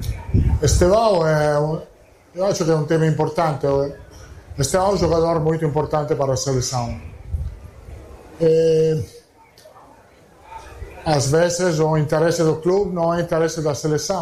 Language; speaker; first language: Portuguese; non-native, fluent; Italian